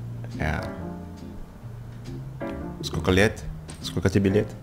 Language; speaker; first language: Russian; non-native, learner; Indonesian